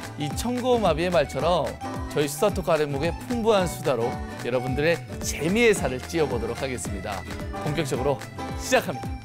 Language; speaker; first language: Korean; native; Korean